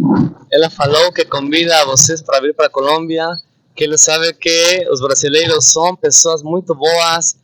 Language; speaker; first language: Portuguese; non-native, fluent; Spanish